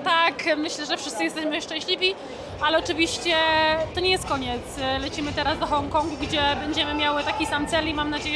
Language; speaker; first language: Polish; native; Polish